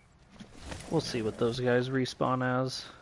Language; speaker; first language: English; native; English